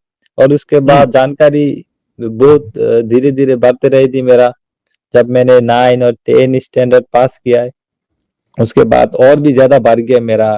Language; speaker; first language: Hindi; non-native, learner; Bangla